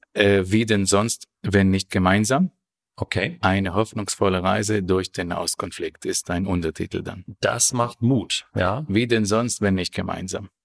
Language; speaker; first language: German; non-native, fluent; Hebrew